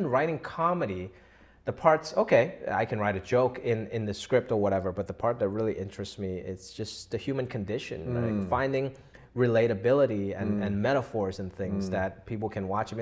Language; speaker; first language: English; non-native, local second language; Wu Chinese